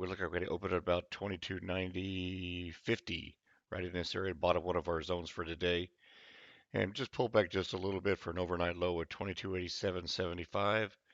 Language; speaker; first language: English; native; English